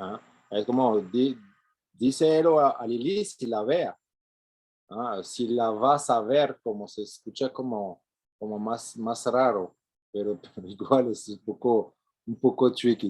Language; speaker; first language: Spanish; non-native, fluent; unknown